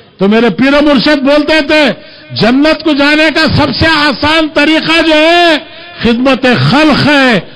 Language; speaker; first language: Urdu; native; Urdu